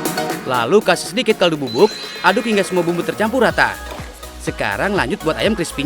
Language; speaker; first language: Indonesian; native; Indonesian